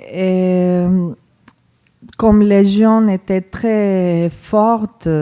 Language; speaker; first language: French; non-native, fluent; Spanish